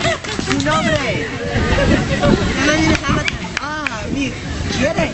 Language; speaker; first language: Spanish; non-native, learner; English